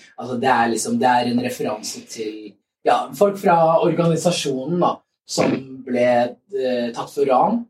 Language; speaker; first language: Norwegian; native; Norwegian